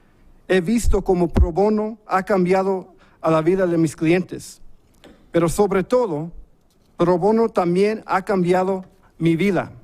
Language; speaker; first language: Spanish; early bilingual, heritage; English